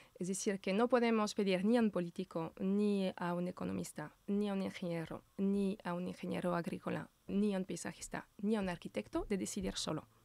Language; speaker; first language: Spanish; non-native, fluent; French